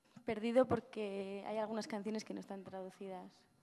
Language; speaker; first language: Spanish; native; Spanish